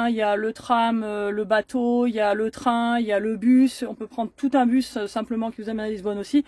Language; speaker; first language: French; native; French